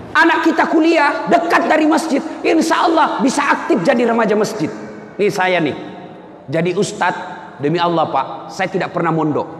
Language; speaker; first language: Indonesian; non-native, local second language; Buginese